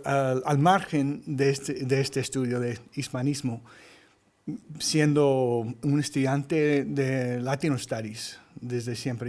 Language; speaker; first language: Spanish; early bilingual, heritage; English